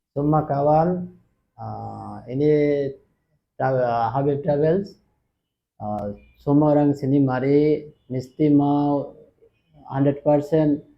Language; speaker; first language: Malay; non-native, learner; Bangla